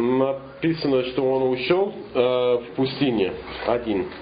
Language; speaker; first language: Russian; non-native, fluent; English